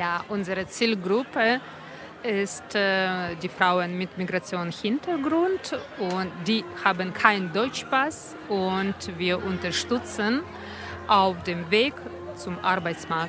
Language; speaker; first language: German; non-native, learner; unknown